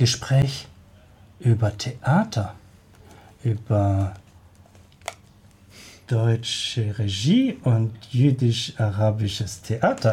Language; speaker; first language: German; native; German